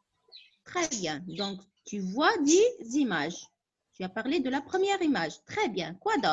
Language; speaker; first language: French; non-native, local second language; Arabic